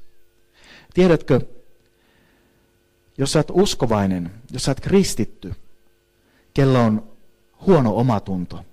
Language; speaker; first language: Finnish; native; Finnish